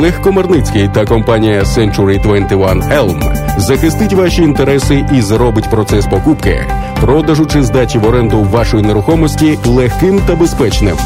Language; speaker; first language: Ukrainian; native; Ukrainian